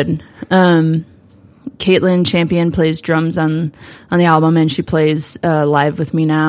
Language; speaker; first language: English; native; English